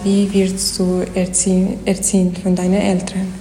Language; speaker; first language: German; non-native, learner; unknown